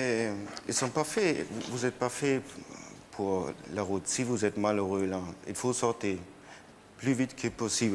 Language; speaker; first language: French; non-native, learner; German